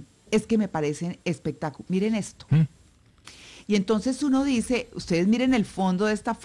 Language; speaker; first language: Spanish; native; Spanish